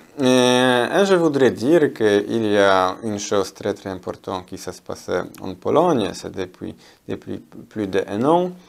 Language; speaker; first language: French; non-native, learner; Polish